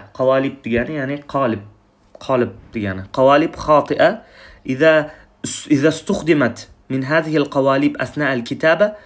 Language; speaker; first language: Arabic; non-native, fluent; Uzbek